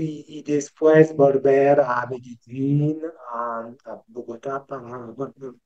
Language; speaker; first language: Spanish; non-native, learner; French